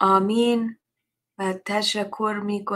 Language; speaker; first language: Persian; non-native, learner; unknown